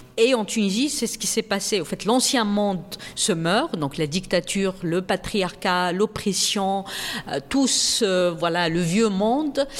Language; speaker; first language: French; non-native, local second language; Arabic